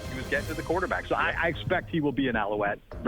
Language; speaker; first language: English; native; English